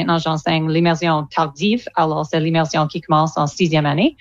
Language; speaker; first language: French; non-native, local second language; English